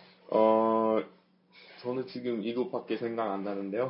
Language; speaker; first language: Korean; non-native, fluent; English